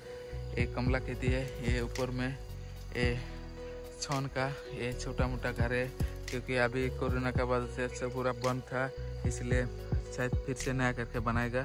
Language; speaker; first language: Hindi; non-native, local second language; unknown